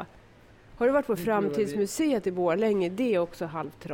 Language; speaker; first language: Swedish; native; Swedish